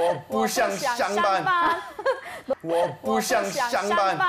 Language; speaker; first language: Chinese; non-native, learner; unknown